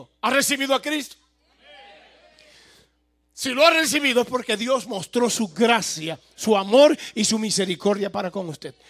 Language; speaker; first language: Spanish; native; Spanish